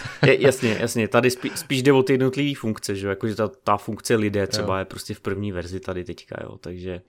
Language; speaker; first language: Czech; native; Czech